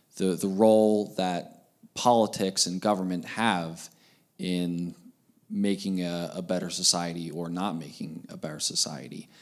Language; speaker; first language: English; native; English